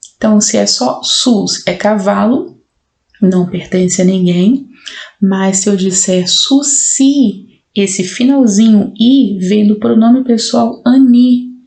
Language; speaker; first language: Portuguese; native; Portuguese